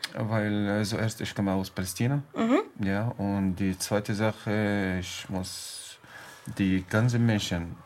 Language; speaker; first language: German; non-native, learner; Arabic